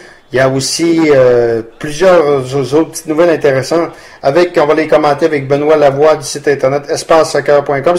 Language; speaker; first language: French; native; French